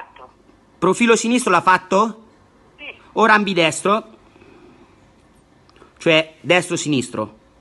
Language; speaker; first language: Italian; native; Italian